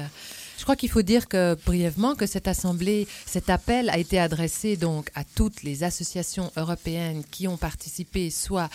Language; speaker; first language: French; native; French